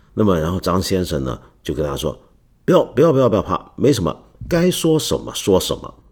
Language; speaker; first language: Chinese; non-native, local second language; Cantonese